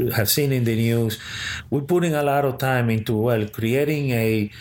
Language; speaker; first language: English; early bilingual, other home language; Spanish